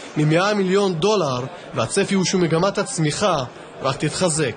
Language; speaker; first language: Hebrew; non-native, local second language; Arabic